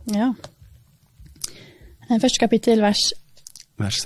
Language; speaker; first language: Norwegian; native; Norwegian